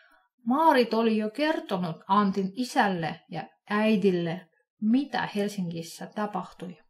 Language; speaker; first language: Finnish; non-native, fluent; Russian